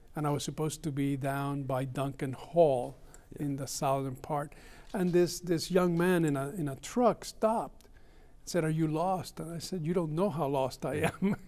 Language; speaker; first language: English; early bilingual, other home language; Spanish